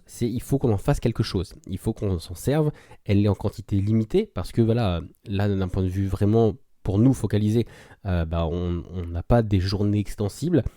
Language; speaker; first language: French; native; French